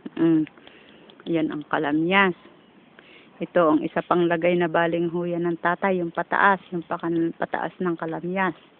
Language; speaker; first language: Filipino; native; Filipino